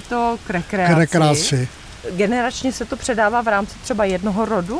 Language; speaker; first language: Czech; native; Czech